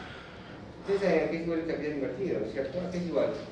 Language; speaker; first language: Spanish; native; Spanish